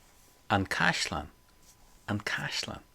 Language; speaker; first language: Irish; non-native, local second language; English